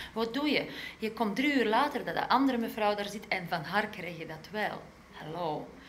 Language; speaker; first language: Dutch; non-native, fluent; Polish